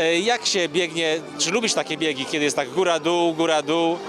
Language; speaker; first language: Polish; native; Polish